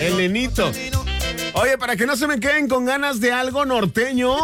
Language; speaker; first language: Spanish; native; Spanish